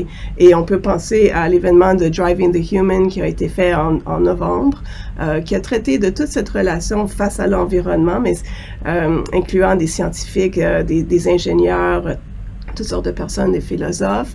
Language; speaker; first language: French; native; French